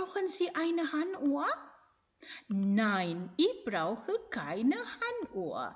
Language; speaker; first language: German; non-native, fluent; Indonesian